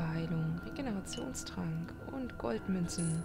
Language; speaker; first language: German; native; German